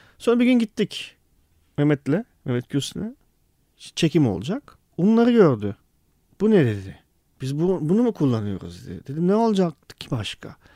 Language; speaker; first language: Turkish; early bilingual, heritage; Turkish